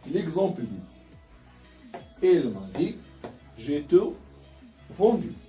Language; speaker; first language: French; non-native, local second language; Arabic